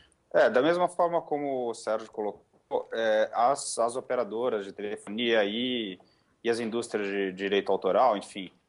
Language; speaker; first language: Portuguese; native; Portuguese